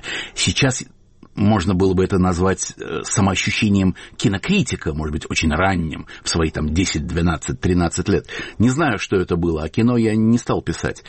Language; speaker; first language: Russian; native; Russian